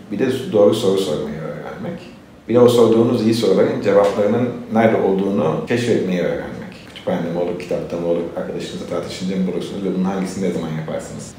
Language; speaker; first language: Turkish; native; Turkish